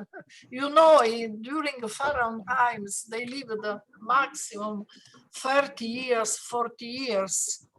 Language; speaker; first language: English; non-native, learner; Italian